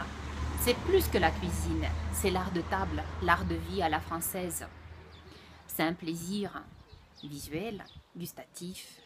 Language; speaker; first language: French; non-native, fluent; Russian